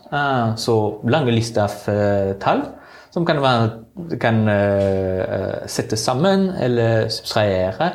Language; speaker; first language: Norwegian; non-native, fluent; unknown